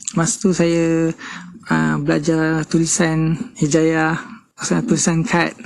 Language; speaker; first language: Malay; non-native, local second language; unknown